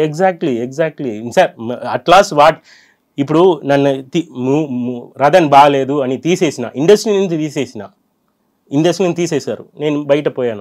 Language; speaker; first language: Telugu; non-native, local second language; Tamil